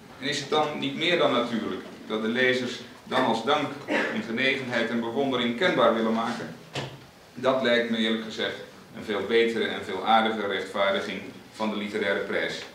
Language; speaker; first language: Dutch; native; Dutch